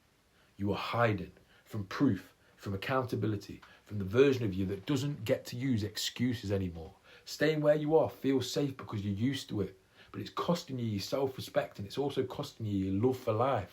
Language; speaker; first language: English; native; English